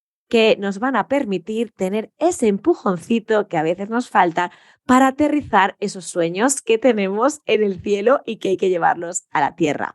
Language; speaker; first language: Spanish; native; Spanish